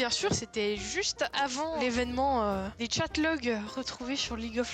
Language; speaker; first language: French; native; French